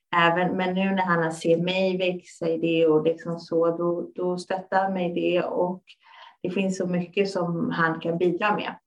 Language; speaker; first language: Swedish; native; Swedish